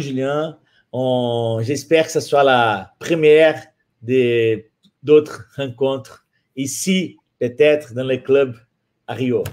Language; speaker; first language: French; non-native, fluent; Portuguese